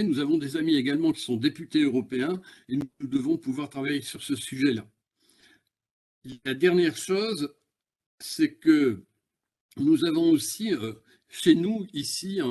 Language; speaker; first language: French; native; French